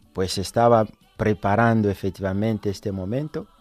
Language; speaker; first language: Spanish; non-native, fluent; French